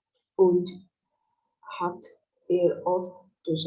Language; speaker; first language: German; non-native, learner; Indonesian